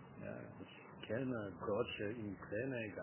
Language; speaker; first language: German; non-native, learner; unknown